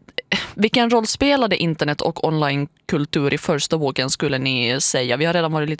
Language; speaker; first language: Swedish; native; Swedish